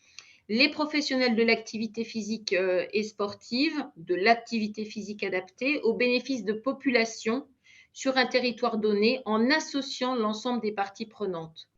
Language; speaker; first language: French; native; French